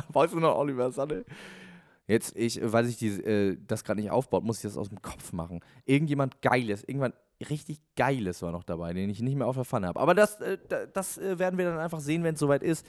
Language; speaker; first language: German; native; German